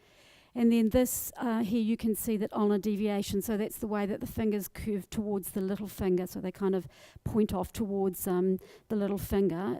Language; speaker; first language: English; native; English